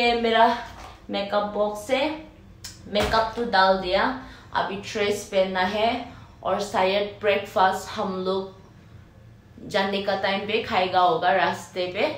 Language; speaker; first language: Hindi; non-native, local second language; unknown